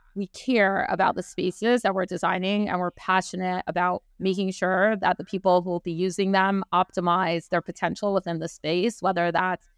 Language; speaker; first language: English; native; English